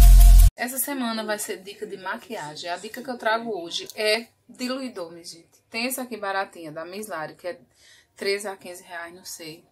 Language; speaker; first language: Portuguese; native; Portuguese